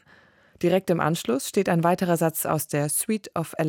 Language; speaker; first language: German; native; German